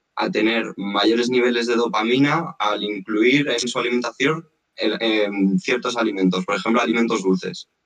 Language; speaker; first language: Spanish; native; Spanish